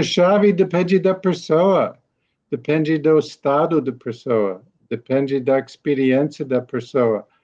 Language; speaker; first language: Portuguese; non-native, learner; English